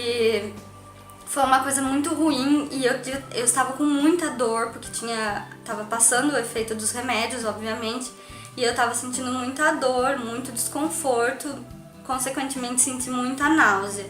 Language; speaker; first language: Portuguese; native; Portuguese